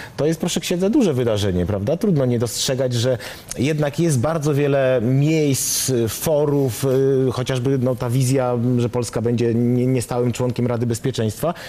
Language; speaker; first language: Polish; native; Polish